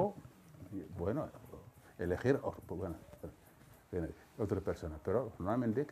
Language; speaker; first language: Spanish; non-native, fluent; Wolof